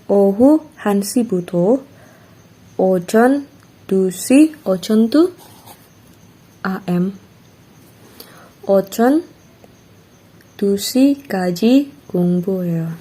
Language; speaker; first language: Korean; non-native, fluent; Indonesian